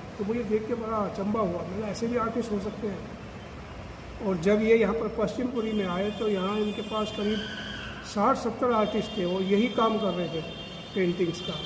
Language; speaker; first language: Hindi; native; Hindi